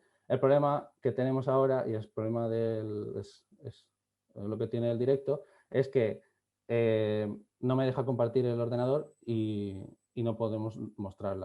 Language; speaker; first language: Spanish; native; Spanish